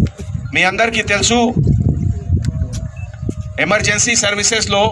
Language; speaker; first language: Telugu; non-native, fluent; Hindi